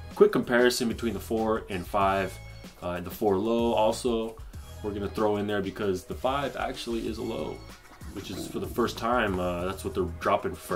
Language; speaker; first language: English; native; English